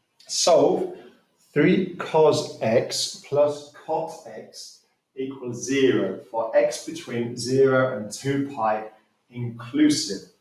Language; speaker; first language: English; native; English